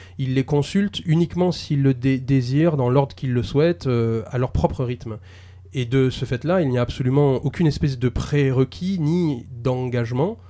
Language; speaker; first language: French; native; French